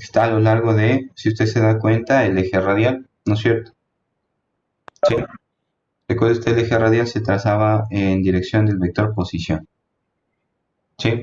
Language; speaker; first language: Spanish; native; Spanish